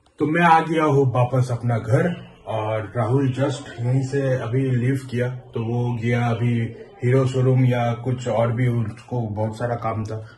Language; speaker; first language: Hindi; non-native, local second language; Bangla